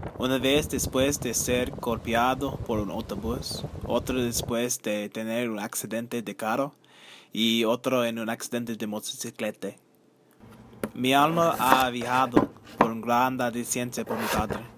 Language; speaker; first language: Spanish; early bilingual, heritage; Spanish